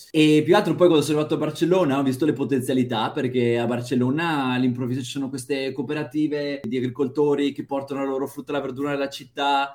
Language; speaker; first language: Italian; native; Italian